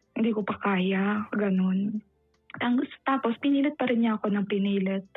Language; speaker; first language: Filipino; native; Filipino